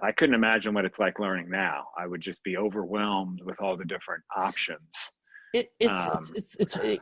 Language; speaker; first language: English; native; English